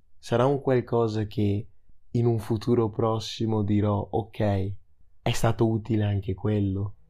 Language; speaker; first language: Italian; early bilingual, other home language; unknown